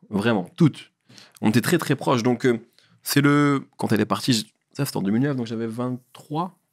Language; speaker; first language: French; early bilingual, other home language; Arabic